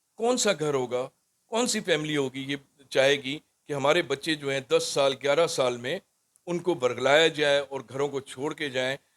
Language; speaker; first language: Urdu; non-native, local second language; Sindhi